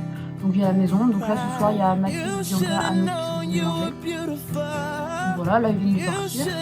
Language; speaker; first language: French; native; French